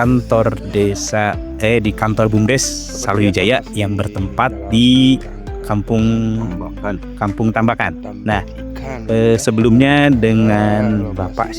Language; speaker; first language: Indonesian; non-native, local second language; Sundanese